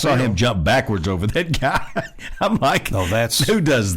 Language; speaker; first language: English; native; English